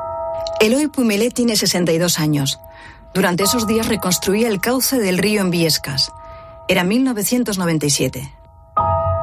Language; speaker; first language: Spanish; native; Spanish